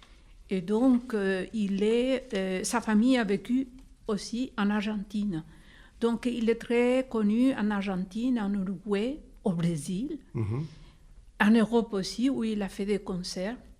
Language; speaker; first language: French; non-native, fluent; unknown